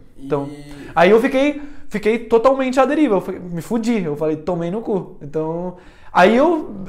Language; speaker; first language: Portuguese; early bilingual, heritage; Portuguese